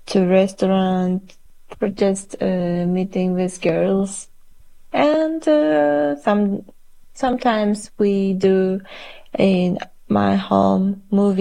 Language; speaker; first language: English; non-native, fluent; Uzbek